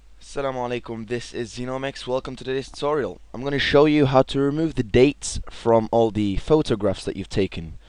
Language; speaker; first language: English; native; English